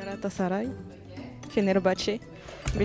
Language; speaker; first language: French; native; French